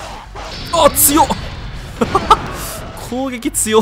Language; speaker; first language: Japanese; native; Japanese